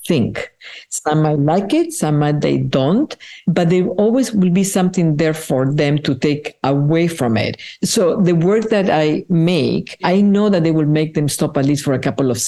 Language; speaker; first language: English; non-native, fluent; Spanish